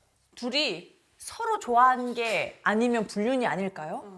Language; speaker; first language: Korean; native; Korean